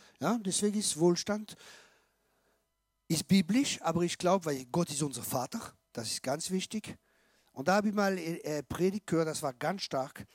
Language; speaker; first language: German; non-native, fluent; French